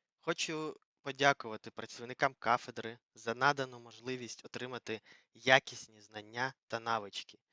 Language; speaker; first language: Ukrainian; native; Ukrainian